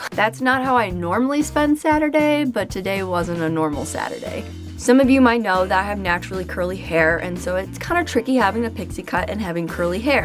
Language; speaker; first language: English; native; English